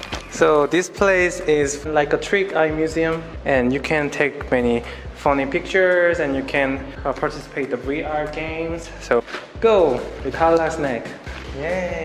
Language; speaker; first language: English; non-native, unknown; Korean